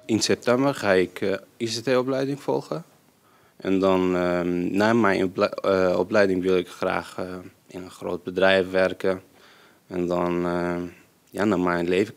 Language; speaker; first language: Dutch; non-native, learner; Arabic